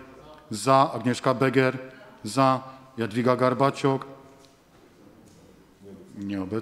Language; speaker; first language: Polish; native; Polish